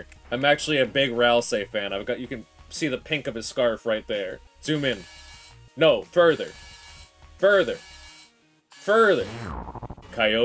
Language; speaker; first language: English; native; English